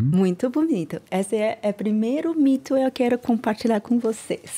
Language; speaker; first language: Portuguese; non-native, learner; Chinese